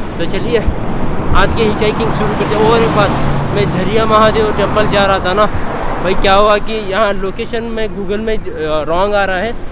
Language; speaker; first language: Hindi; non-native, local second language; Kannada